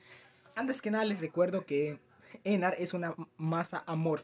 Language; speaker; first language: Spanish; native; Spanish